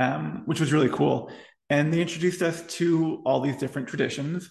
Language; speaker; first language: English; native; English